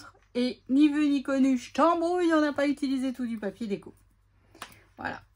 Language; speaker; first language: French; native; French